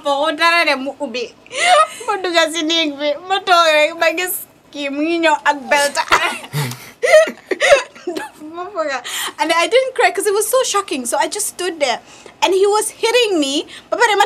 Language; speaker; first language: English; non-native, local second language; Wolof